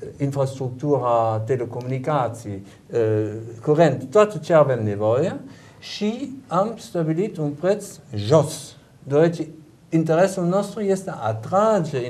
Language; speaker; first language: Romanian; non-native, learner; German